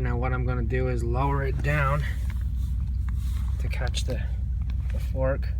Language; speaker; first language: English; native; English